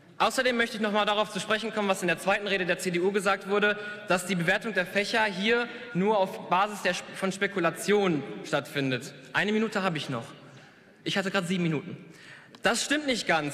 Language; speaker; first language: German; native; German